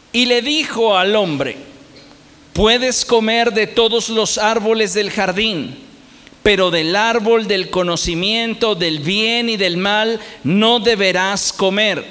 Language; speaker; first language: Spanish; native; Spanish